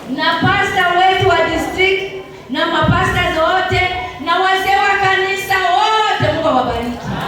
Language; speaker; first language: Swahili; non-native, fluent; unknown